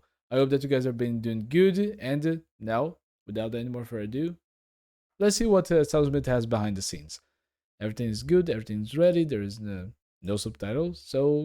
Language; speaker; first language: English; non-native, fluent; Portuguese